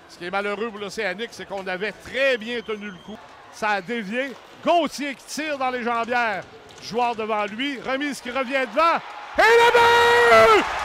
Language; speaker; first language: French; native; French